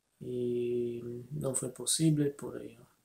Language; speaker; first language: Spanish; non-native, learner; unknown